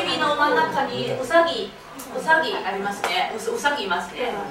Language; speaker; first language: Japanese; non-native, fluent; Chinese